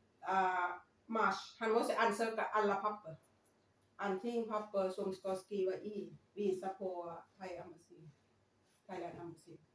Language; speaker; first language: Swedish; non-native, learner; Thai